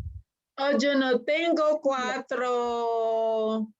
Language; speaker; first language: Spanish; non-native, learner; English